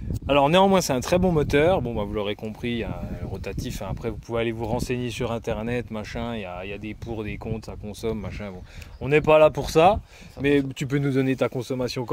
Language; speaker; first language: French; native; French